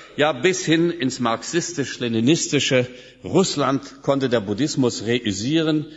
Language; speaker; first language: German; native; German